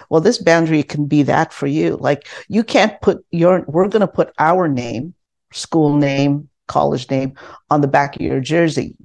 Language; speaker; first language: English; non-native, local second language; Filipino